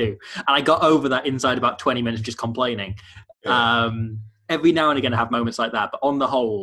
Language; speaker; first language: English; native; English